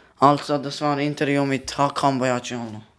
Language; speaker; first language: German; early bilingual, other home language; Turkish